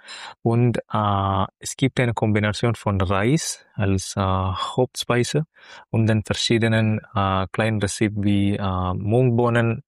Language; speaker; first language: German; non-native, learner; Malayalam